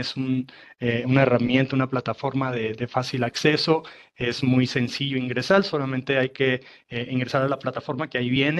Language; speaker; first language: Spanish; native; Spanish